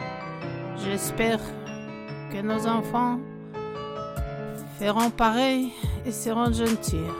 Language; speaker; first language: French; non-native, learner; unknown